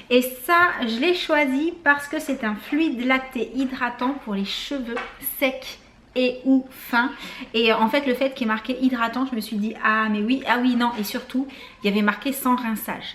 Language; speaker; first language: French; native; French